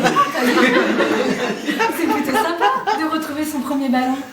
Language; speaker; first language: French; native; French